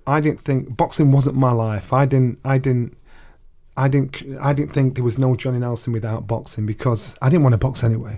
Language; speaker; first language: English; native; English